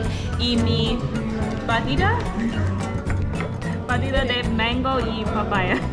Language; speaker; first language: Spanish; non-native, learner; English